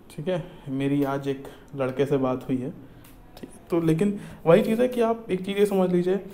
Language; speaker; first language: Hindi; native; Hindi